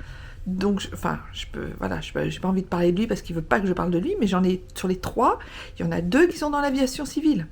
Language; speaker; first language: French; native; French